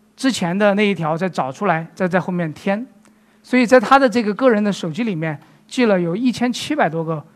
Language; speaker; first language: Chinese; native; Chinese